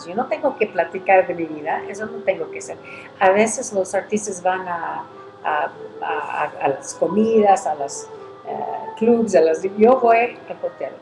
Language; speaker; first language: Spanish; early bilingual, heritage; English